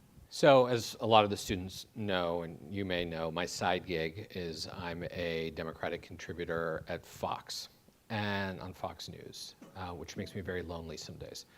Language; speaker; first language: English; native; English